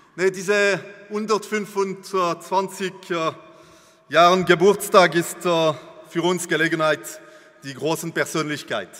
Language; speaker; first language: German; non-native, local second language; French